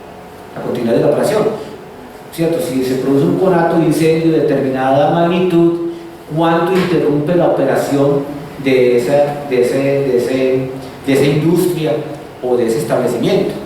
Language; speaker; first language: Spanish; native; Spanish